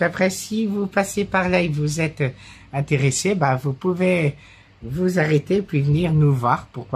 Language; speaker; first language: French; native; French